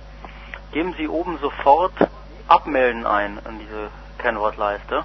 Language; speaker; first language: German; native; German